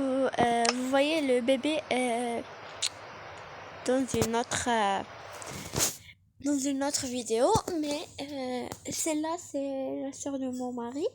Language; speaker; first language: French; non-native, learner; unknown